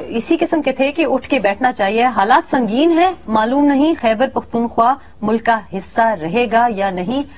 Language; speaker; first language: Urdu; non-native, local second language; Pashto